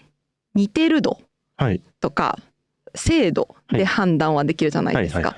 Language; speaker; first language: Japanese; native; Japanese